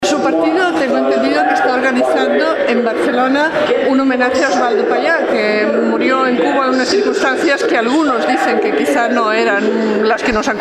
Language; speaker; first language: Spanish; native; Spanish